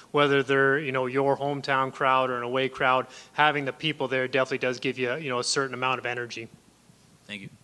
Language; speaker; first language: English; native; English